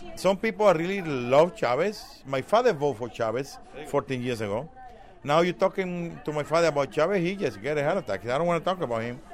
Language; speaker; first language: English; non-native, fluent; Spanish